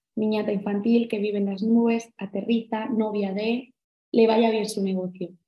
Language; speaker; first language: Spanish; native; Spanish